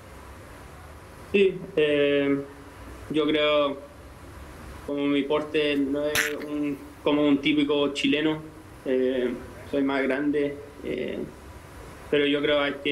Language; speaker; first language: Spanish; native; Spanish